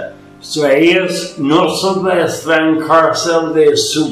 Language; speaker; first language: Spanish; non-native, fluent; English